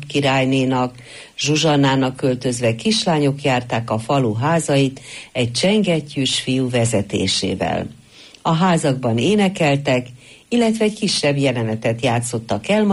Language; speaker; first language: Hungarian; native; Hungarian